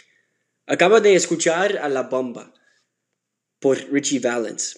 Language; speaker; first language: Spanish; non-native, learner; English